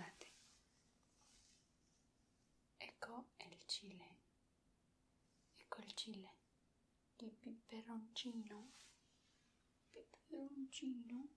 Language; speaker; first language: Italian; non-native, learner; Spanish